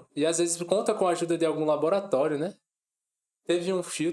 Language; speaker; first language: Portuguese; native; Portuguese